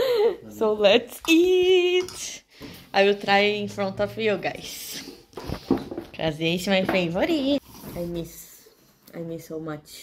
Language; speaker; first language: English; non-native, learner; Portuguese